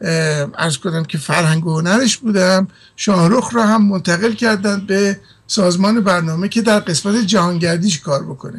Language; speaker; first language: Persian; native; Persian